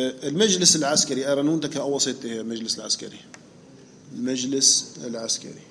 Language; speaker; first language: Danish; non-native, fluent; Arabic